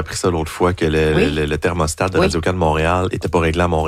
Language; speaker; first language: French; native; French